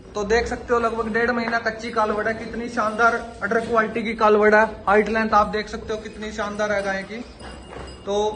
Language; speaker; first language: Hindi; native; Hindi